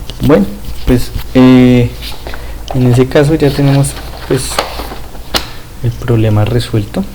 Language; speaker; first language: Spanish; native; Spanish